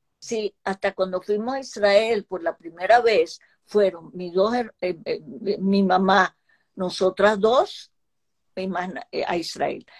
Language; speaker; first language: Spanish; early bilingual, other home language; Hebrew